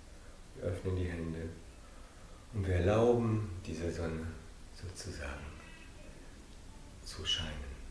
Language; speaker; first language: German; non-native, fluent; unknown